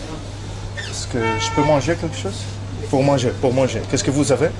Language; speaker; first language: French; non-native, learner; Spanish